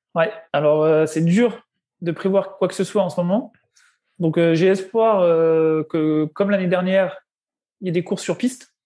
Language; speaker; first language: French; native; French